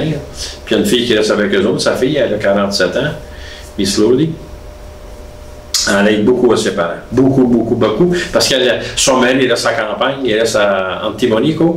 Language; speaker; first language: French; native; French